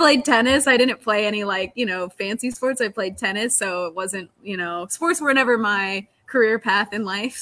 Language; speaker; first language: English; native; English